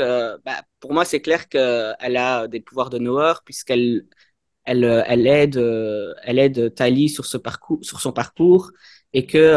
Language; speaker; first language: French; native; French